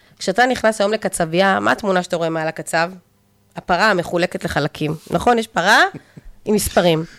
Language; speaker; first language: Hebrew; native; Hebrew